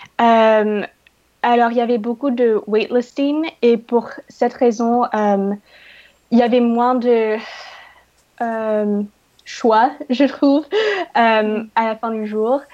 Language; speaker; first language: French; non-native, learner; English